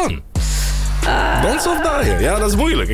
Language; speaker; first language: Dutch; native; Dutch